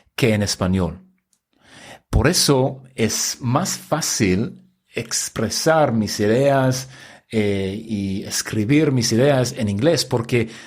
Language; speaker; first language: Spanish; non-native, fluent; English